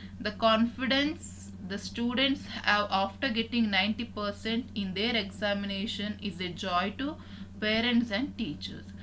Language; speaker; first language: English; non-native, local second language; Kannada